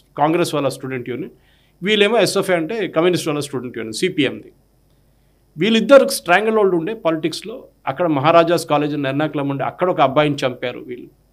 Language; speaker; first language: Telugu; non-native, local second language; Malayalam